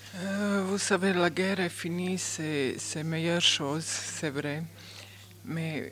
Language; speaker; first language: French; non-native, learner; Bosnian